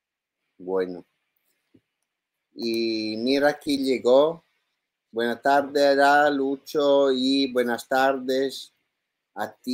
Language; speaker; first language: Spanish; non-native, learner; Italian